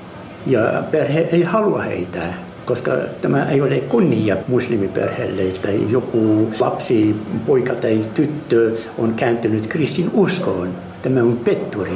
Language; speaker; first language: Finnish; non-native, fluent; Arabic